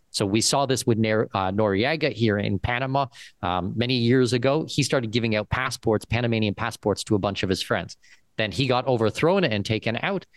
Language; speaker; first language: English; native; English